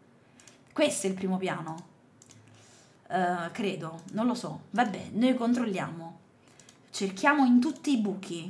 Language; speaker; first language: Italian; native; Italian